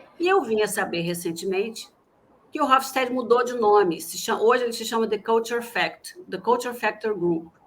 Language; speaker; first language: Portuguese; native; Portuguese